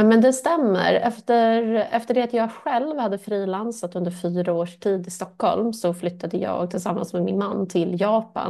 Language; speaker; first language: Swedish; native; Swedish